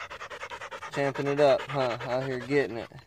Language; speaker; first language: English; native; English